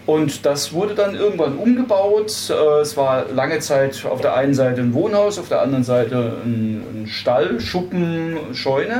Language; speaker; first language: German; native; German